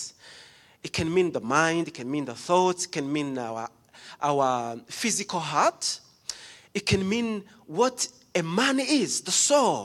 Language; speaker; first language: English; non-native, local second language; Kinyarwanda